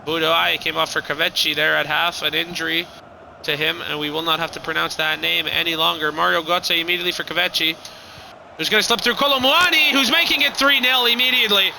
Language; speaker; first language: English; native; English